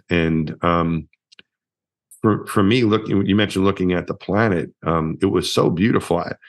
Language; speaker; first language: English; native; English